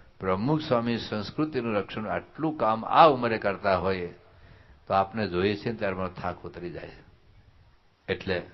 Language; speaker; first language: Gujarati; native; Gujarati